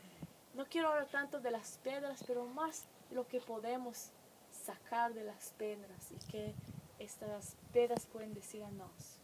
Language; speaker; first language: Spanish; non-native, fluent; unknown